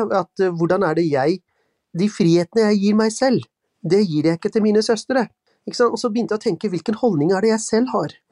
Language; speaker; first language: Norwegian; early bilingual, other home language; Urdu